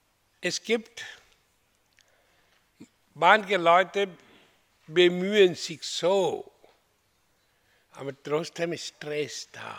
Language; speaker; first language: German; non-native, learner; Hindi